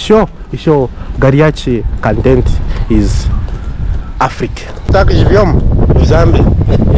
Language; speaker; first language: Russian; non-native, fluent; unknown